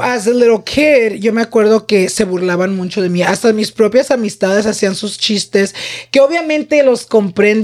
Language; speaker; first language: Spanish; early bilingual, heritage; Spanish